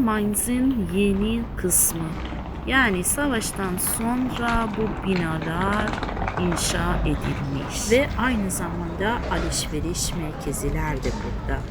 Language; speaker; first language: Turkish; non-native, fluent; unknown